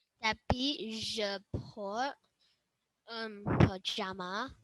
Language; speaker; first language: French; non-native, learner; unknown